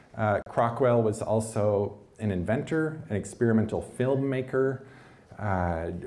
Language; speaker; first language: English; native; English